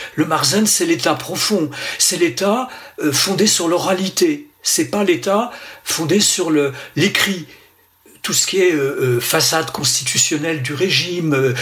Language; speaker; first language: French; native; French